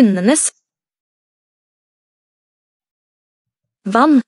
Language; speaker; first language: Norwegian; non-native, learner; Amharic